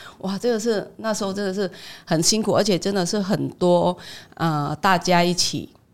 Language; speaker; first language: Chinese; non-native, fluent; Vietnamese